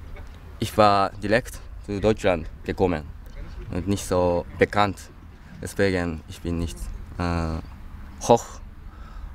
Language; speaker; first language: German; non-native, learner; Japanese